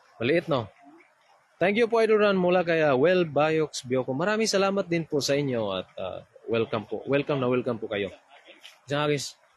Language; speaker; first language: Filipino; non-native, local second language; Cebuano